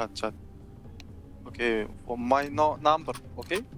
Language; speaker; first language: English; non-native, learner; Uzbek